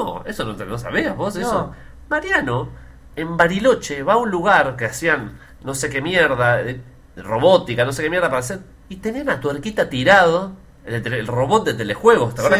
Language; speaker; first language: Spanish; native; Spanish